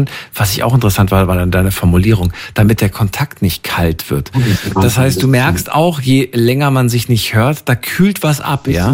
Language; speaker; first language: German; native; German